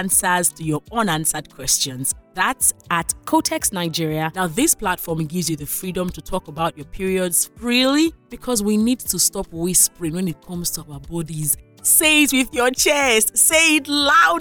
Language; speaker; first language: English; non-native, local second language; Yoruba